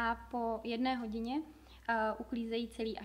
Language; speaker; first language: Czech; native; Czech